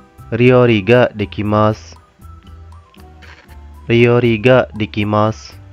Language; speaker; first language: Japanese; non-native, fluent; Indonesian